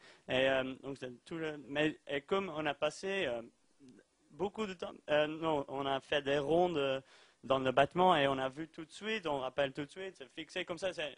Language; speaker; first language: French; non-native, learner; Dutch